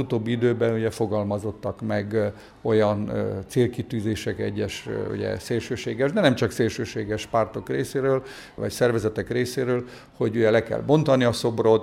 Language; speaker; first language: Hungarian; native; Hungarian